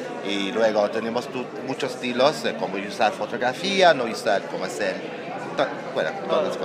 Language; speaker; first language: Spanish; non-native, learner; English